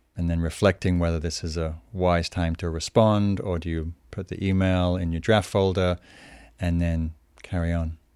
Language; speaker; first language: English; native; English